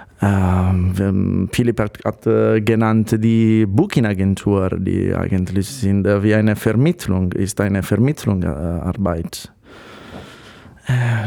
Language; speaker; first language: German; non-native, fluent; Italian